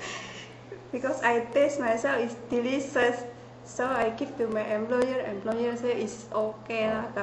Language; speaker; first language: English; non-native, learner; Indonesian